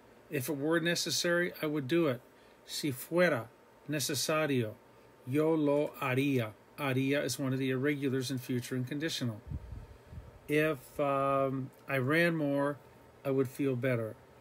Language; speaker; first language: English; native; English